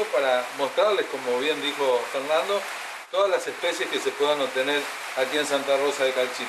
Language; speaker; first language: Spanish; native; Spanish